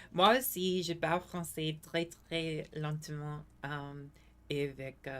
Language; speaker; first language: French; non-native, learner; English